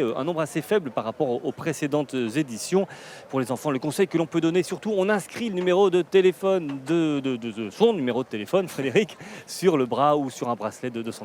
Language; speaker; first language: French; native; French